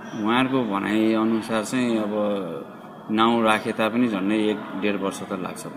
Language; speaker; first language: Nepali; native; Nepali